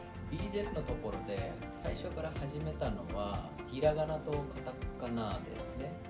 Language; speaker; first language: Japanese; non-native, fluent; Bangla